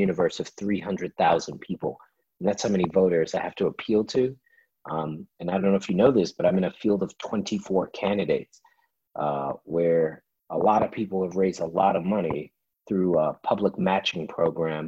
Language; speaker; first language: English; native; English